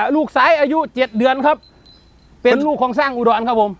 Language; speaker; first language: Thai; native; Thai